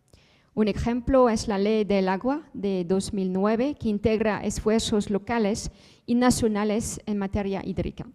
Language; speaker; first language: Spanish; non-native, fluent; Dutch